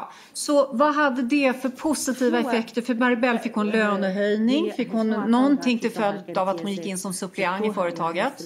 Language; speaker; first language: Swedish; native; Swedish